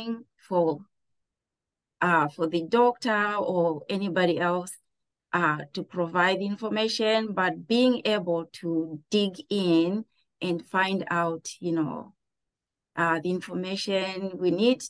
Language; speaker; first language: English; non-native, local second language; Shona